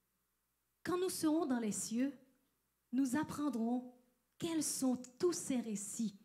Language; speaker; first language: French; native; French